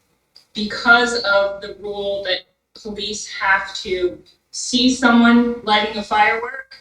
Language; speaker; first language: English; native; English